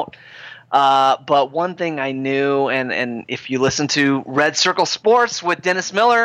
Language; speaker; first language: English; native; English